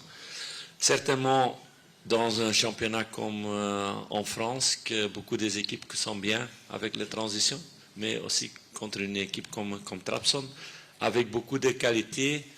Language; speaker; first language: French; non-native, fluent; Dutch